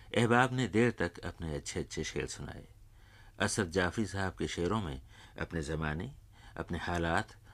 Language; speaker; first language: Urdu; native; Urdu